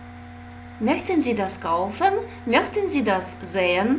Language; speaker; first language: German; non-native, fluent; Russian